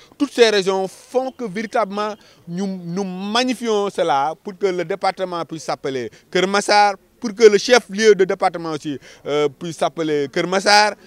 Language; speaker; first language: French; non-native, local second language; Wolof